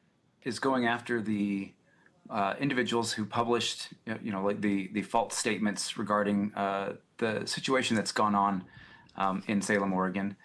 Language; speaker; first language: English; native; English